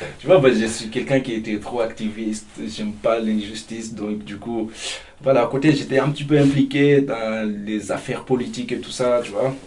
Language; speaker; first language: French; non-native, local second language; Fula